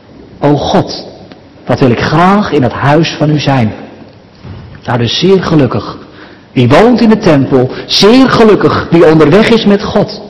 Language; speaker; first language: Dutch; native; Dutch